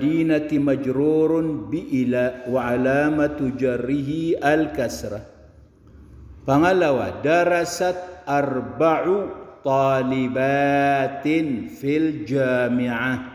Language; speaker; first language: Arabic; non-native, fluent; Filipino